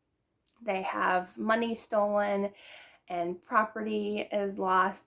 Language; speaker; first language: English; native; English